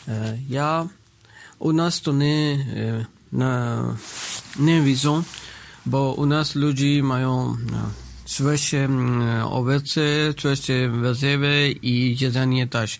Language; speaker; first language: Polish; non-native, learner; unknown